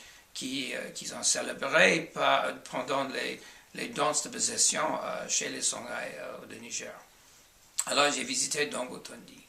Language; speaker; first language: French; non-native, fluent; English